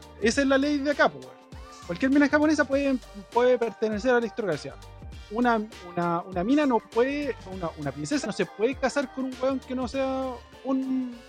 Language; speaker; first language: Spanish; native; Spanish